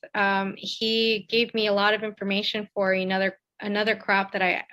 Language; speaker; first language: English; native; English